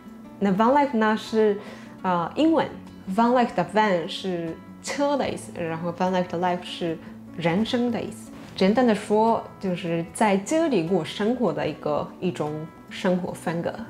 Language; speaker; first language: Chinese; non-native, fluent; Japanese